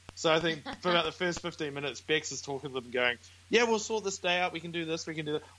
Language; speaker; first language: English; native; English